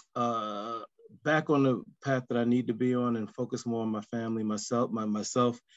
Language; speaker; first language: English; native; English